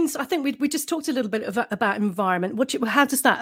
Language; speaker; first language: English; native; English